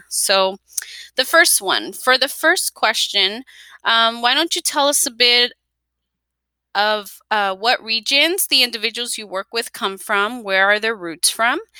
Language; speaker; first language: English; early bilingual, other home language; Spanish